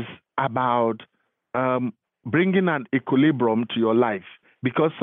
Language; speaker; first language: English; non-native, local second language; Yoruba